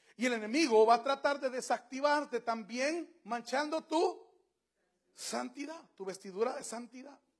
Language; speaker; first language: Spanish; native; Spanish